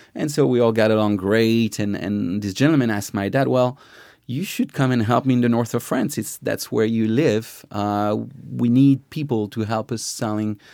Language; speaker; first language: English; non-native, fluent; French